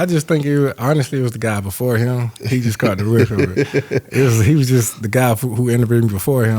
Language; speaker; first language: English; native; English